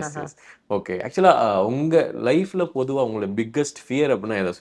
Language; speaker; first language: Tamil; native; Tamil